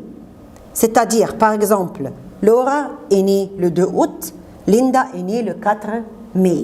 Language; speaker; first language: French; non-native, fluent; Arabic